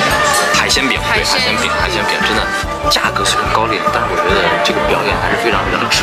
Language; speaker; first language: Chinese; native; Chinese